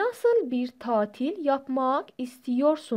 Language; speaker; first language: Turkish; non-native, fluent; Persian